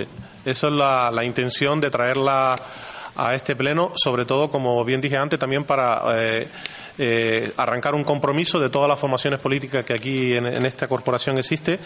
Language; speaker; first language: Spanish; native; Spanish